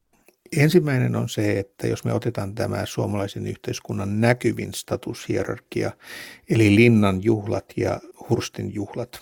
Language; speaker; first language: Finnish; native; Finnish